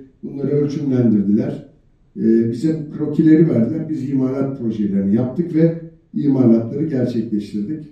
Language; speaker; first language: Turkish; native; Turkish